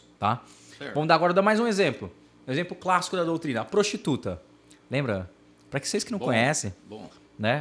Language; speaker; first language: Portuguese; native; Portuguese